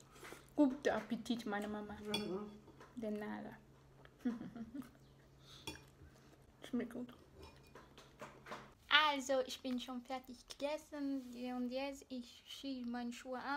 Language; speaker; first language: German; non-native, learner; Spanish